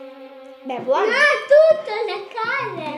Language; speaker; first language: Italian; non-native, learner; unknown